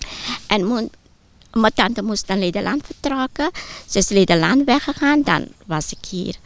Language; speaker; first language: Dutch; non-native, local second language; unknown